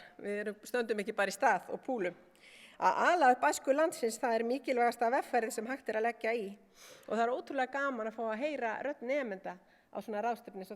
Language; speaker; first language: Icelandic; native; Icelandic